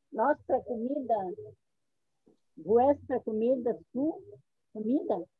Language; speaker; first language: Spanish; non-native, learner; Portuguese